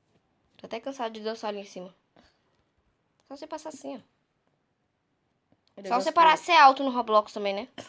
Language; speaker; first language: Portuguese; native; Portuguese